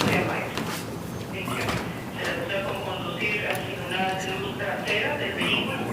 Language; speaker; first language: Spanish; non-native, fluent; English